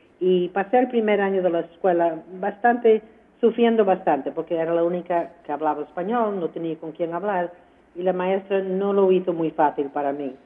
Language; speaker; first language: Spanish; early bilingual, heritage; Spanish